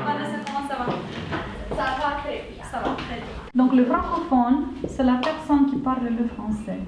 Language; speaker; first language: French; non-native, fluent; Romanian